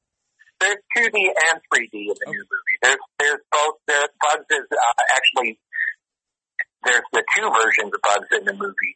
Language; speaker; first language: English; native; English